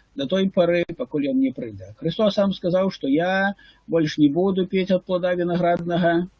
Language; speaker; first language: Russian; non-native, local second language; Ukrainian